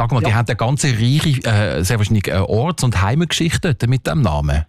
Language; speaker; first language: German; native; German